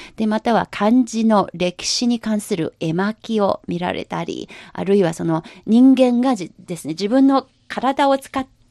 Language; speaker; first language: Japanese; non-native, fluent; Chinese